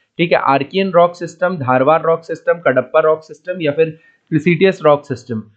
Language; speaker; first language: Hindi; native; Hindi